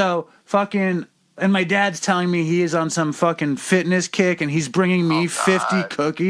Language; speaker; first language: English; native; English